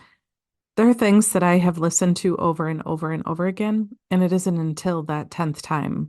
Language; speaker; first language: English; native; English